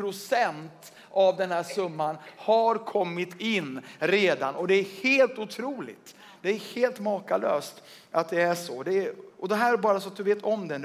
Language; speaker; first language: Swedish; native; Swedish